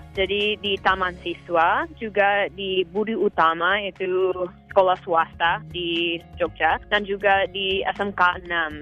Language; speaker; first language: Indonesian; non-native, fluent; English